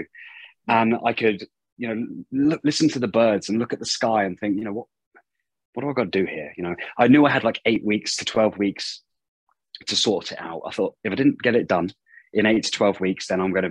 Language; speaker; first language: English; native; English